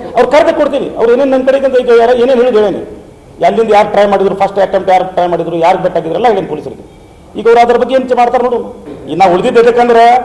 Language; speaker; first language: Kannada; non-native, local second language; Urdu